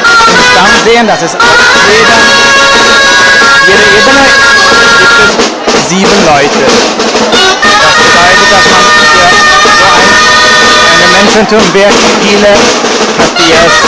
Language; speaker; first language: German; non-native, fluent; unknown